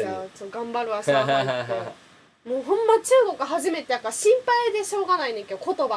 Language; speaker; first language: Japanese; native; Japanese